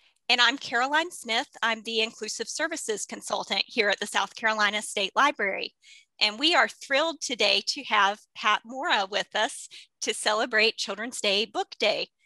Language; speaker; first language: English; native; English